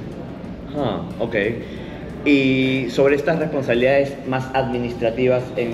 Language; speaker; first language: Spanish; native; Spanish